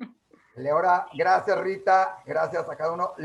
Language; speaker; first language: Spanish; native; Spanish